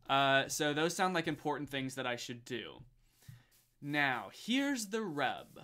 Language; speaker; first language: English; native; English